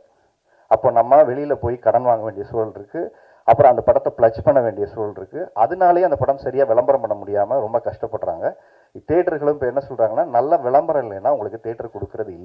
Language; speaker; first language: Tamil; native; Tamil